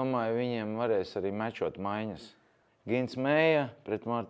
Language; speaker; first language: Latvian; native; Latvian